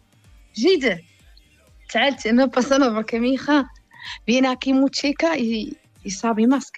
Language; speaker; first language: Spanish; non-native, learner; Arabic